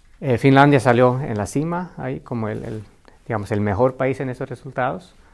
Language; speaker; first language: Spanish; non-native, fluent; Finnish